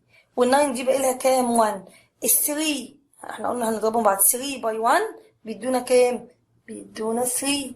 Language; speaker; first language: Arabic; native; Arabic